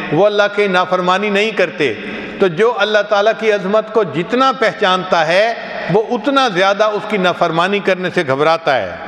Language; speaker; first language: Urdu; non-native, local second language; Punjabi